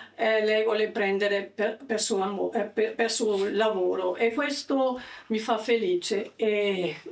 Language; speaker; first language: Italian; non-native, learner; German